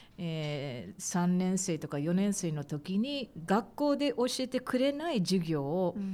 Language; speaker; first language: Japanese; early bilingual, heritage; Japanese